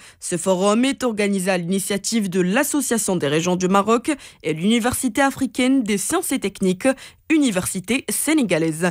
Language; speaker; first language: French; non-native, local second language; Arabic